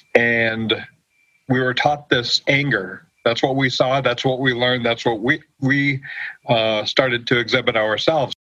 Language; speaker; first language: English; native; English